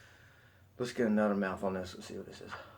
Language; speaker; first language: English; native; English